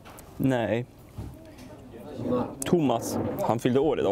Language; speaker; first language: Swedish; native; Swedish